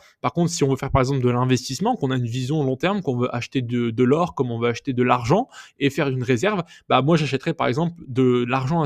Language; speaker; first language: French; native; French